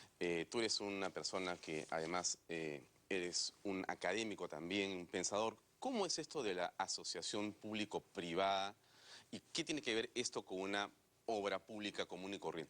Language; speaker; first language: Spanish; native; Spanish